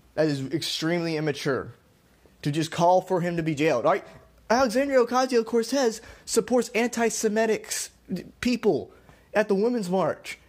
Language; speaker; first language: English; native; English